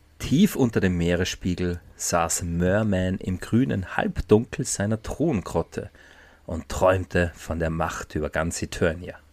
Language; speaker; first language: German; native; German